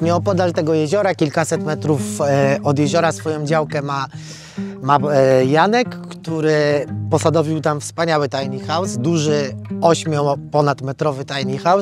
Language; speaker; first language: Polish; native; Polish